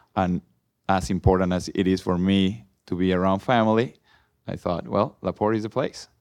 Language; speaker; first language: English; non-native, fluent; Spanish